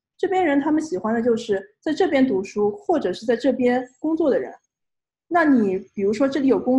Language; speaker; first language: Chinese; native; Chinese